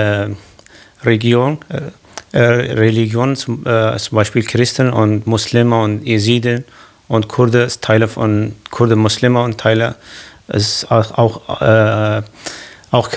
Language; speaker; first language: German; non-native, learner; Kurdish